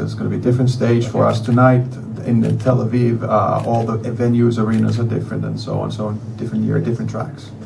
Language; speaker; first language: English; non-native, fluent; Finnish